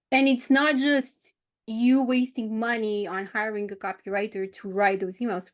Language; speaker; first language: English; non-native, fluent; Romanian